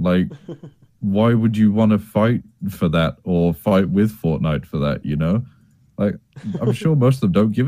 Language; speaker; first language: English; native; English